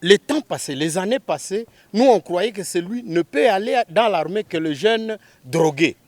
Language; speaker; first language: French; non-native, local second language; Swahili